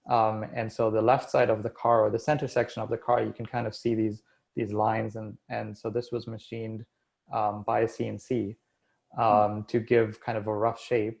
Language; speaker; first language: English; non-native, fluent; German